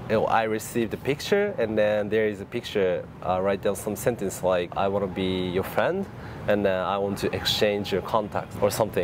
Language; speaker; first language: English; non-native, fluent; Japanese